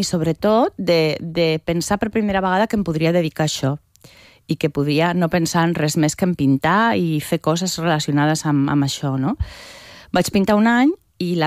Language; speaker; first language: Catalan; native; Catalan